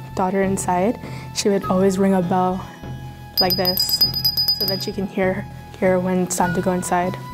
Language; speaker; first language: English; native; English